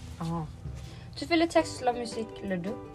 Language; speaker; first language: French; non-native, learner; Norwegian